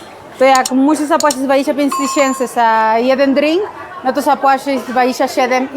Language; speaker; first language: Polish; non-native, learner; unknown